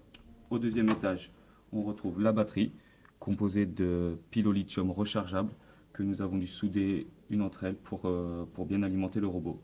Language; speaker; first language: French; native; French